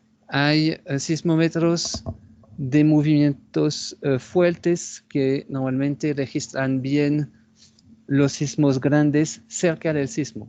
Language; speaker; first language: Spanish; non-native, fluent; French